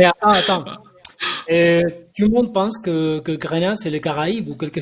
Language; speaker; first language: French; non-native, fluent; Spanish